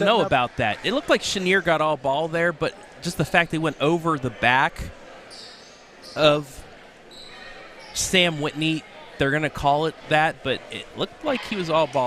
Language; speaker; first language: English; native; English